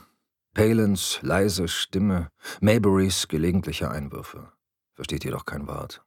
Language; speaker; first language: German; native; German